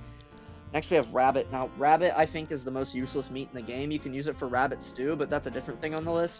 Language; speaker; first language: English; native; English